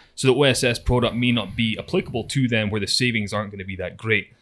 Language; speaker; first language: English; native; English